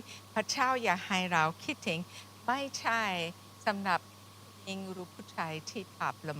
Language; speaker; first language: Thai; non-native, fluent; English